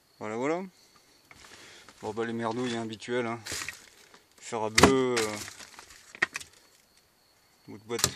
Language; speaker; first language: French; native; French